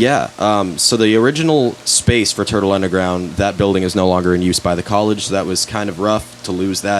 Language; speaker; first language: English; native; English